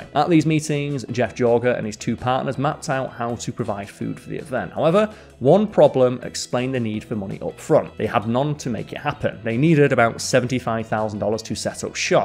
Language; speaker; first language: English; native; English